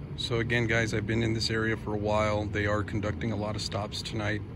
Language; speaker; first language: English; early bilingual, other home language; Spanish